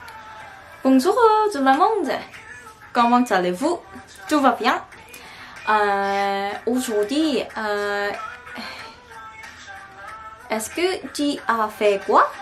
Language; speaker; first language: French; non-native, learner; Korean